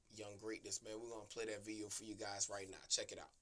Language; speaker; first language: English; native; English